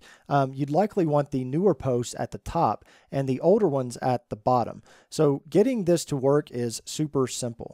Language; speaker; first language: English; native; English